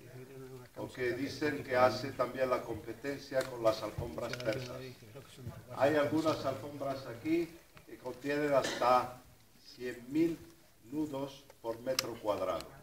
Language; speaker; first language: Spanish; non-native, fluent; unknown